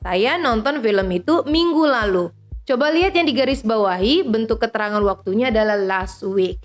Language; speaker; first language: Indonesian; native; Indonesian